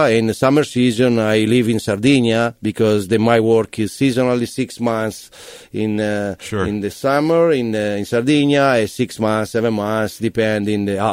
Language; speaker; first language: English; non-native, learner; Italian